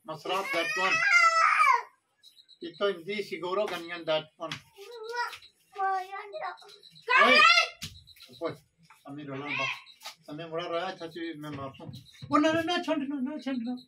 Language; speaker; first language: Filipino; non-native, learner; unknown